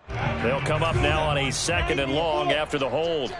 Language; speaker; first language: English; native; English